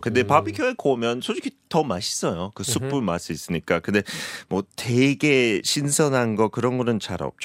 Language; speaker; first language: Korean; non-native, fluent; English